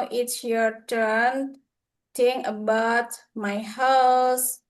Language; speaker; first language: English; non-native, learner; Indonesian